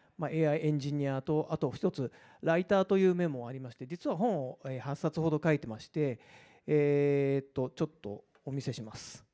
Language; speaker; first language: Japanese; native; Japanese